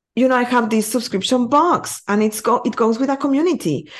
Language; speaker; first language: English; non-native, fluent; Spanish